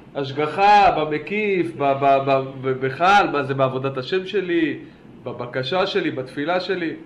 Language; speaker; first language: Hebrew; native; Hebrew